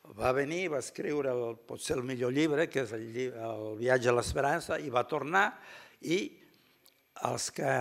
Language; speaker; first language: Catalan; early bilingual, heritage; Catalan